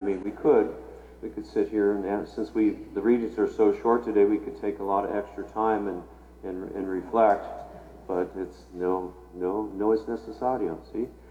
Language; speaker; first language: English; native; English